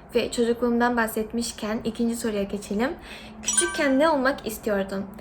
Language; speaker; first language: Turkish; early bilingual, other home language; Korean